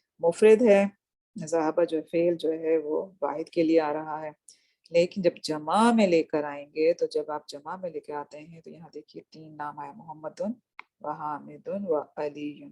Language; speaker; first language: Urdu; native; Urdu